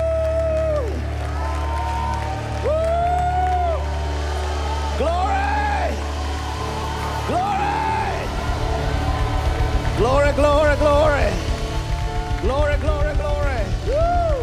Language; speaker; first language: English; non-native, local second language; Ganda